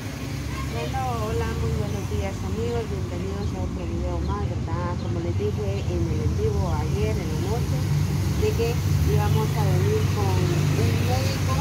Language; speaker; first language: Spanish; native; Spanish